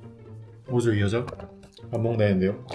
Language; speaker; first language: Korean; native; Korean